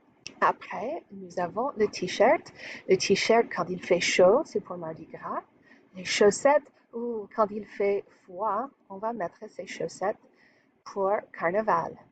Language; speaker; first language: French; non-native, fluent; English